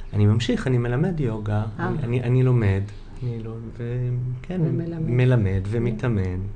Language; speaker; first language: Hebrew; native; Hebrew